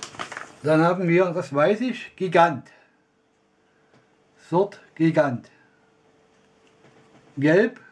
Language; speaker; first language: German; non-native, learner; Russian